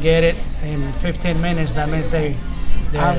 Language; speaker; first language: English; non-native, fluent; Arabic